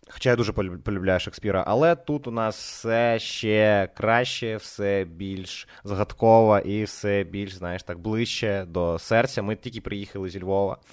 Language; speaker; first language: Ukrainian; non-native, local second language; Russian